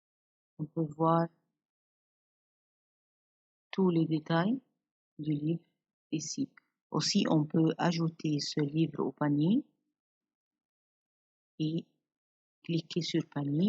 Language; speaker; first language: French; non-native, fluent; Arabic